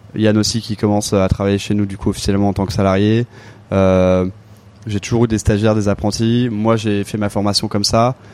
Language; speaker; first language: French; native; French